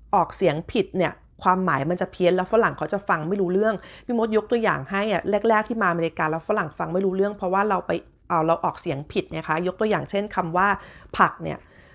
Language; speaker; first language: Thai; native; Thai